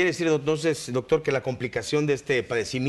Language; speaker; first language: Spanish; native; Spanish